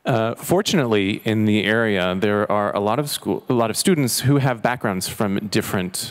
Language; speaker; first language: English; non-native, fluent; Chinese